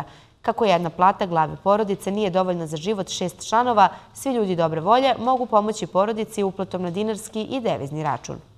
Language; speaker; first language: Serbian; native; Serbian